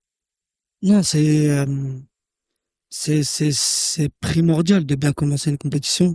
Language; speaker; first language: French; native; French